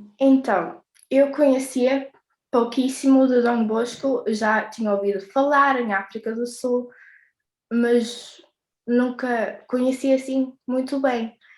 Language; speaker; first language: Portuguese; early bilingual, heritage; English